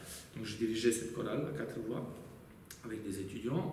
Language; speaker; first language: French; non-native, fluent; Romanian